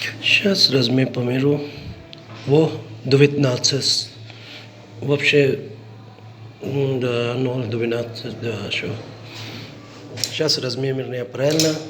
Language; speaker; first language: Russian; non-native, learner; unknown